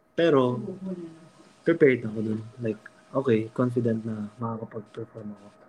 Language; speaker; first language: Filipino; early bilingual, heritage; Filipino